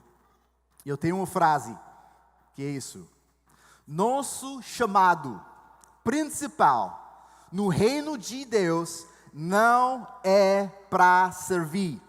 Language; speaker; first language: Portuguese; non-native, fluent; English